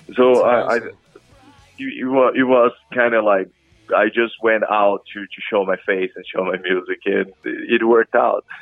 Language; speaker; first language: English; non-native, fluent; Portuguese